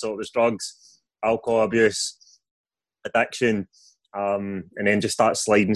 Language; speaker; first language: English; native; English